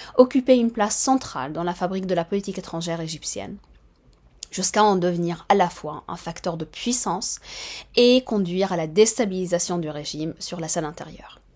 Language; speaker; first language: French; non-native, fluent; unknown